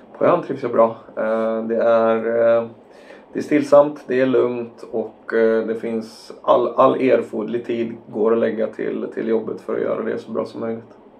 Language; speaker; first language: Swedish; native; Swedish